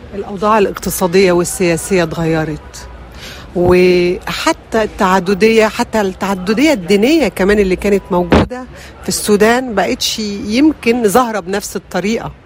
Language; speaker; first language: Arabic; native; Arabic